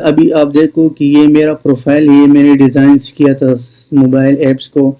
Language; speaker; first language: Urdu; non-native, local second language; Pashto